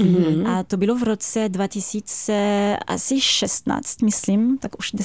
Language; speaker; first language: Czech; non-native, fluent; French